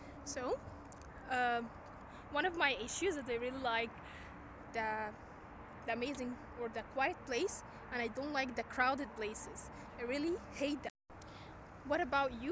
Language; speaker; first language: English; non-native, fluent; Arabic